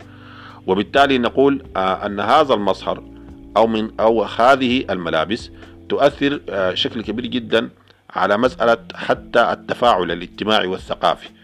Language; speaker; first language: Arabic; native; Arabic